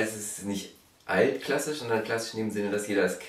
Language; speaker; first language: German; native; German